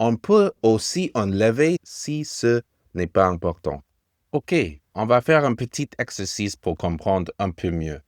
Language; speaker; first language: French; non-native, learner; English